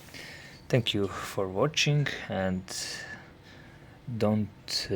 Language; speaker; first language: English; non-native, learner; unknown